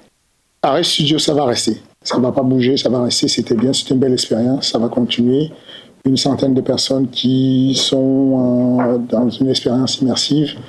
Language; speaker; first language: French; native; French